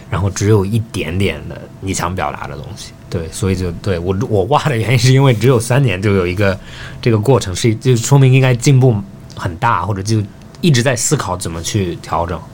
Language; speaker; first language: Chinese; early bilingual, heritage; Chinese